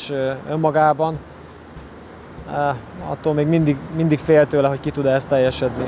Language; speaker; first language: Hungarian; native; Hungarian